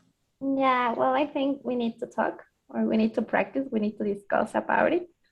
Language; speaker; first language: English; non-native, learner; Spanish